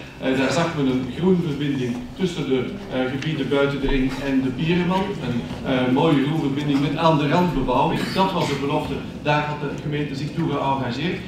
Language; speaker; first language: Dutch; native; Dutch